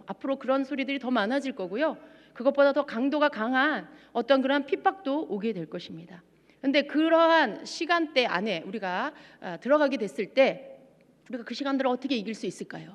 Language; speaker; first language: Korean; native; Korean